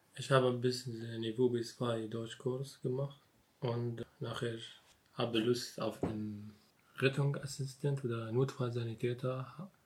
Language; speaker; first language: German; non-native, learner; Arabic